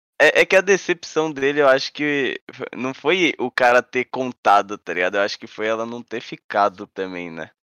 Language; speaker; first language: Portuguese; native; Portuguese